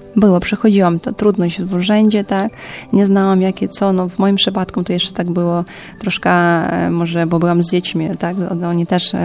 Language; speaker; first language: Polish; non-native, fluent; Ukrainian